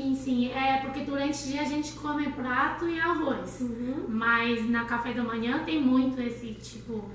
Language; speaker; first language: Portuguese; non-native, learner; Chinese